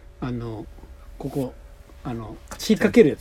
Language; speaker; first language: Japanese; native; Japanese